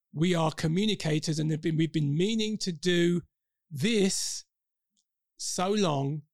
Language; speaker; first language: English; native; English